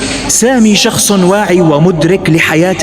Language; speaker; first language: Arabic; native; Arabic